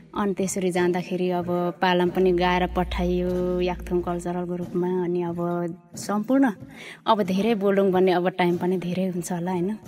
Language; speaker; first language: Nepali; non-native, local second language; Limbu